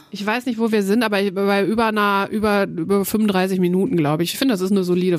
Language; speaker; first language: German; native; German